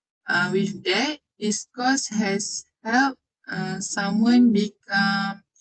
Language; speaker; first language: English; non-native, learner; Malay